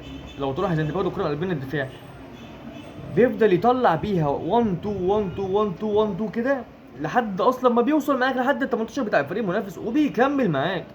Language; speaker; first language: Arabic; native; Arabic